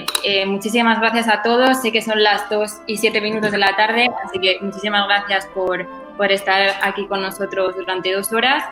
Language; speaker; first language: Spanish; native; Spanish